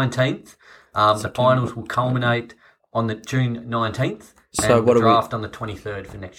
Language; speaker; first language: English; native; English